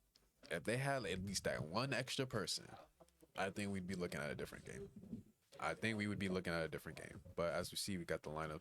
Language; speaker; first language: English; native; English